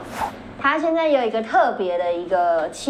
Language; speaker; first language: Chinese; native; Chinese